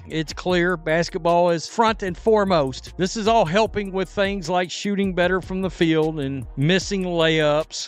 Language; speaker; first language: English; native; English